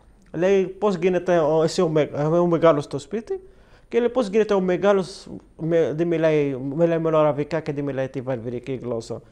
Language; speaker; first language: Greek; non-native, learner; Arabic